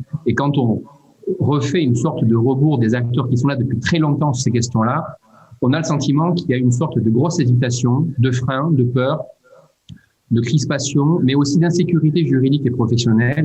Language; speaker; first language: French; native; French